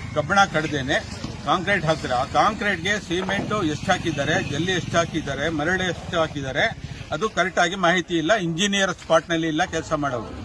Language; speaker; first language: Kannada; non-native, local second language; Urdu